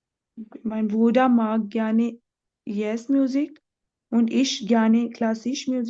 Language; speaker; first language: German; non-native, learner; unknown